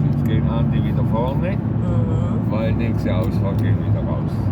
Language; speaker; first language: German; native; German